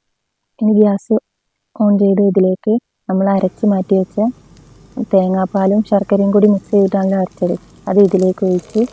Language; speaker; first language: Malayalam; native; Malayalam